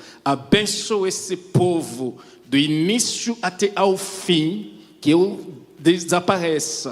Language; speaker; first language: Portuguese; non-native, fluent; French